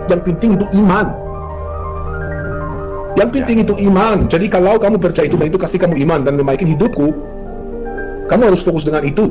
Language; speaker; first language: Indonesian; non-native, fluent; Hebrew